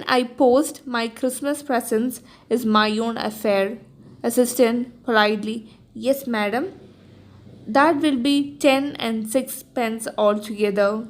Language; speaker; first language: English; non-native, local second language; Malayalam